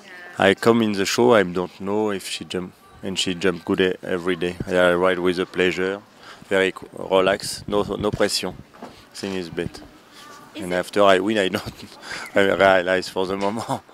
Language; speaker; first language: English; non-native, learner; French